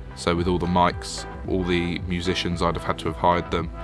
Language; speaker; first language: English; native; English